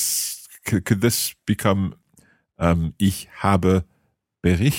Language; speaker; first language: German; non-native, fluent; English